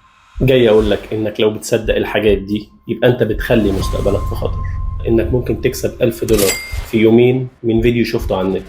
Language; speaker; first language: Arabic; native; Arabic